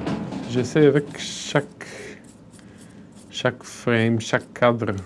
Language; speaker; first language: French; non-native, fluent; Bulgarian